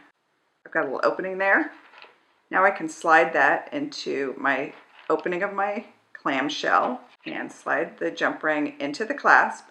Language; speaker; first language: English; native; English